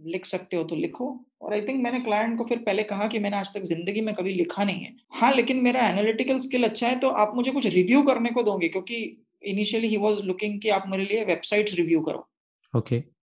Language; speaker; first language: Hindi; non-native, local second language; Marathi